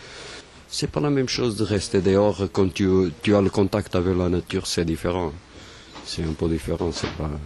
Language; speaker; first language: French; non-native, fluent; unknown